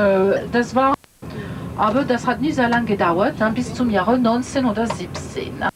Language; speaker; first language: German; non-native, fluent; French